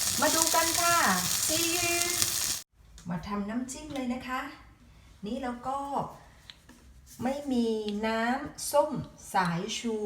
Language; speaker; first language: Thai; native; Thai